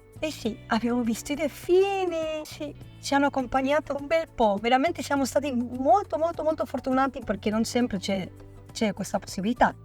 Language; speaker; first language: Italian; non-native, fluent; Spanish